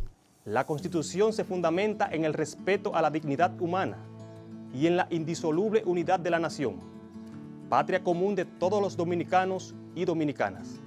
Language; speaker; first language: Spanish; native; Spanish